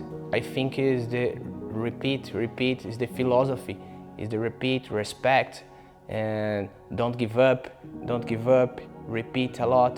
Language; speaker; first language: English; non-native, learner; Portuguese